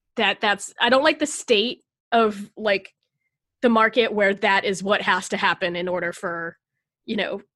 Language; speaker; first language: English; native; English